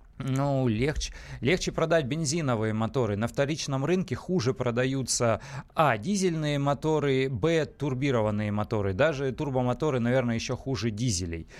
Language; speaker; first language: Russian; native; Russian